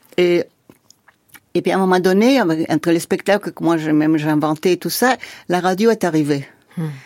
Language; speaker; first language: French; non-native, fluent; Spanish